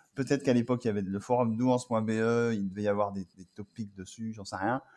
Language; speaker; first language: French; native; French